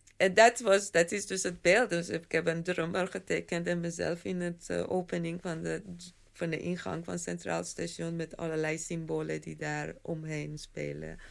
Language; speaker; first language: Dutch; non-native, fluent; Persian